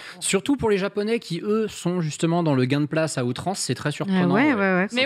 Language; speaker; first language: French; native; French